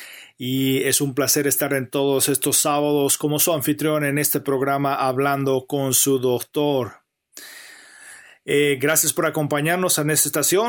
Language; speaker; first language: Spanish; native; Spanish